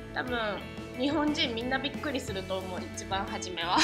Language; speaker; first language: Japanese; native; Japanese